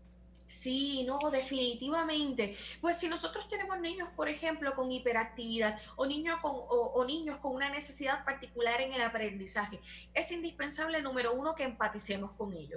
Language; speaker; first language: Spanish; native; Spanish